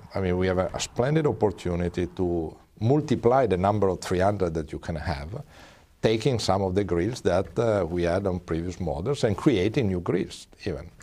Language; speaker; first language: English; non-native, fluent; Italian